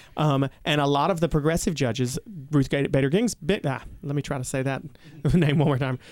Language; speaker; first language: English; native; English